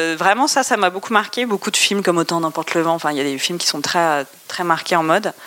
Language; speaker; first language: French; native; French